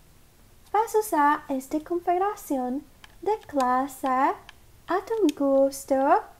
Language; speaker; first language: Spanish; non-native, learner; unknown